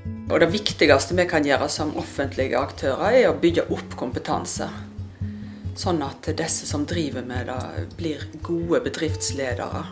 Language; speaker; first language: Norwegian; native; Norwegian